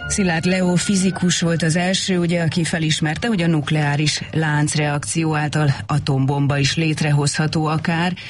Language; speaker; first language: Hungarian; native; Hungarian